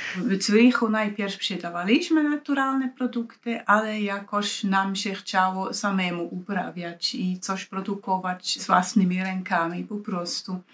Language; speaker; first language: Polish; non-native, fluent; German